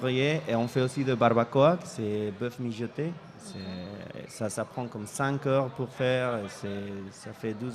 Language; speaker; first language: French; non-native, fluent; Spanish